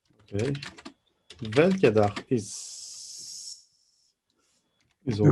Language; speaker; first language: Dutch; non-native, fluent; Turkish